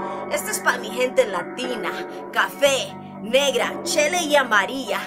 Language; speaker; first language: Spanish; early bilingual, heritage; Spanish